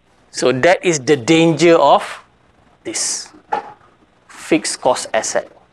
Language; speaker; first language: English; non-native, local second language; Malay